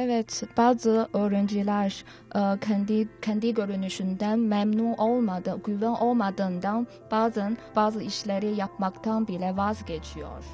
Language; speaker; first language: Turkish; non-native, learner; Chinese